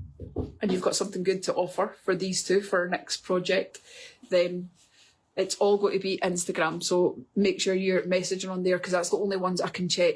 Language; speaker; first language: English; native; English